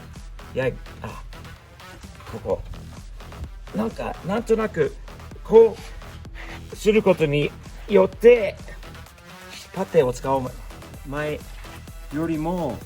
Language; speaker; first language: Japanese; non-native, fluent; English